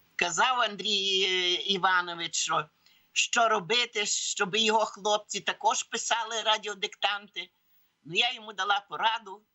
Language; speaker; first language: Ukrainian; native; Ukrainian